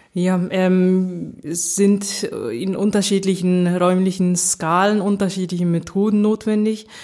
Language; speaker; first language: German; early bilingual, heritage; German